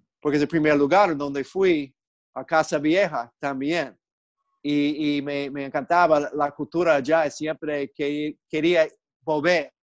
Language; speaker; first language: Spanish; non-native, learner; English